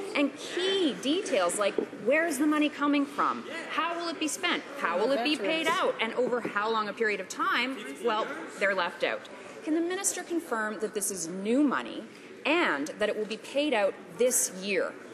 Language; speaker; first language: English; native; English